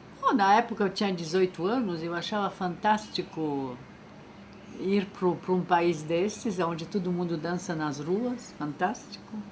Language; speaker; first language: Portuguese; non-native, fluent; French